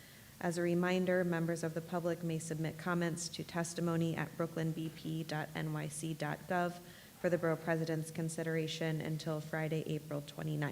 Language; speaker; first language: English; native; English